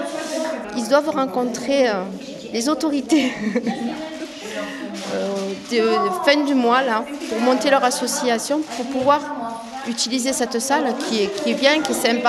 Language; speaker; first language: French; native; French